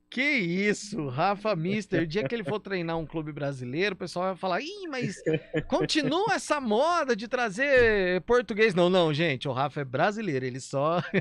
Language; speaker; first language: Portuguese; native; Portuguese